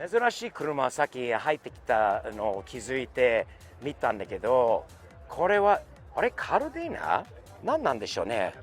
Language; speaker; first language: Japanese; non-native, fluent; English